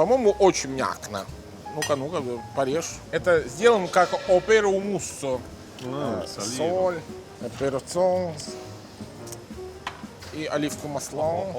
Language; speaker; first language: Russian; non-native, fluent; Italian